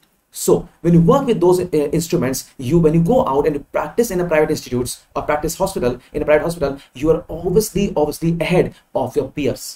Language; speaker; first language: English; non-native, local second language; Hindi